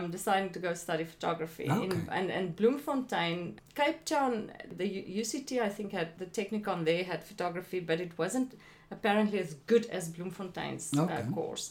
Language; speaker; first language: English; non-native, local second language; Afrikaans